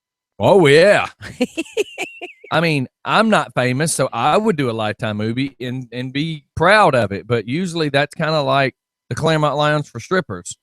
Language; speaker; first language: English; native; English